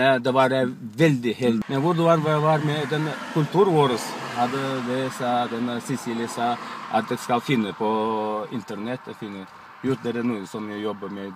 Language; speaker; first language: Norwegian; non-native, learner; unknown